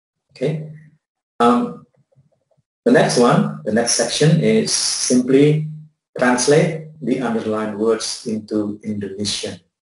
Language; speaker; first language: English; non-native, fluent; Indonesian